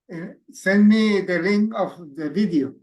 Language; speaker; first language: English; non-native, learner; Spanish